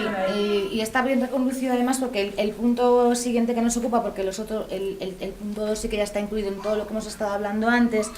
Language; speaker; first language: Spanish; native; Spanish